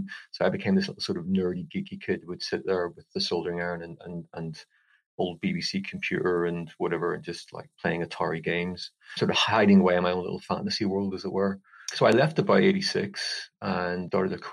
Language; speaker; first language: English; native; English